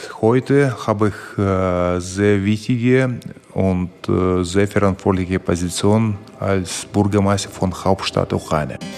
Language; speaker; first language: German; non-native, fluent; Russian